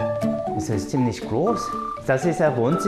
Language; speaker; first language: German; non-native, learner; Korean